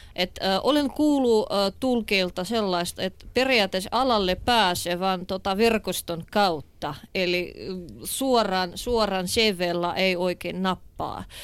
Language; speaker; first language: Finnish; non-native, fluent; Russian